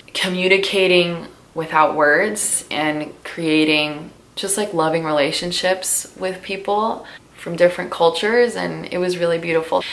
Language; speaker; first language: English; native; English